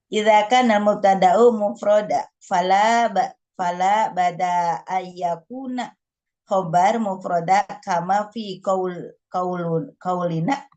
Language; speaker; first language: Arabic; non-native, learner; Indonesian